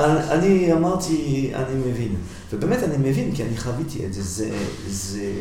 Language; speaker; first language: Hebrew; non-native, fluent; French